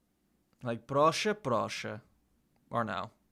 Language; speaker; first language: Polish; non-native, learner; English